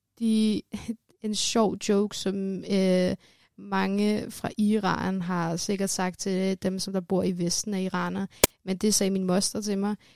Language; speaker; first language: Danish; early bilingual, other home language; Persian